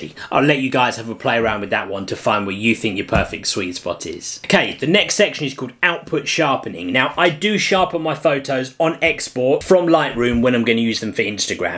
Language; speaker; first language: English; native; English